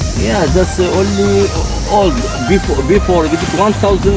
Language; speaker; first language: English; non-native, learner; Arabic